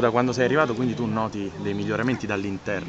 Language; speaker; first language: Italian; native; Italian